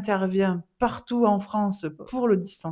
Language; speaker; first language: French; native; French